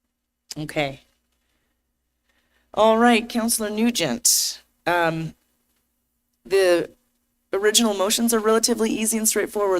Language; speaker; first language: English; native; English